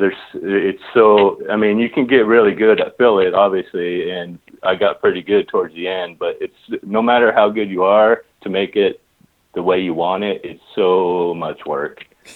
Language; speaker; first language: English; native; English